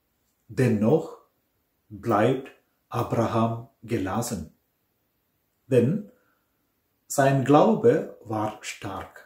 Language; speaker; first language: German; non-native, fluent; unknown